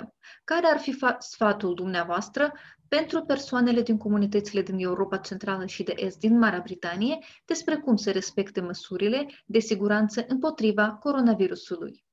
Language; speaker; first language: Romanian; native; Romanian